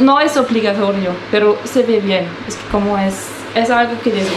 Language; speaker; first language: Spanish; non-native, fluent; German